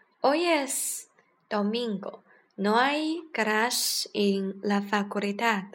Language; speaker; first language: Spanish; non-native, learner; Chinese